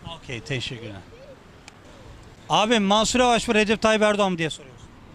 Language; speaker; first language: Turkish; native; Turkish